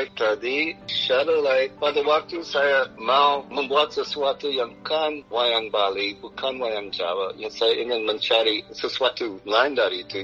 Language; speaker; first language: Indonesian; non-native, fluent; English